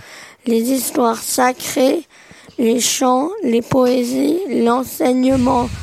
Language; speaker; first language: French; native; French